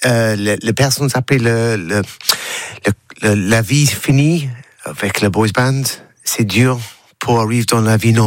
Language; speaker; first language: French; non-native, learner; English